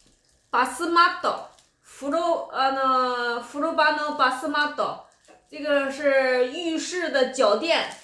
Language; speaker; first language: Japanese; non-native, fluent; Chinese